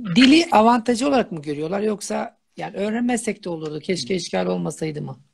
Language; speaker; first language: Turkish; native; Turkish